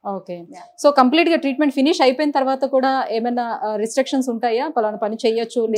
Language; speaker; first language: Telugu; native; Telugu